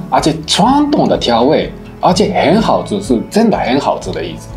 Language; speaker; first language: Chinese; non-native, fluent; Japanese